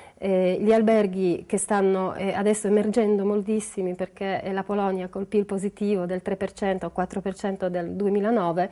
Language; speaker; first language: Italian; non-native, fluent; Polish